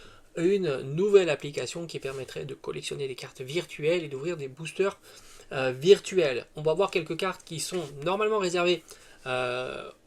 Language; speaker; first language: French; native; French